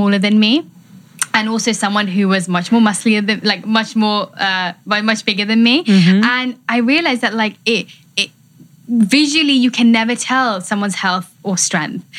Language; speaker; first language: English; native; English